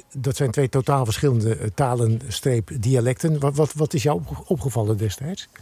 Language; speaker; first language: Dutch; native; Dutch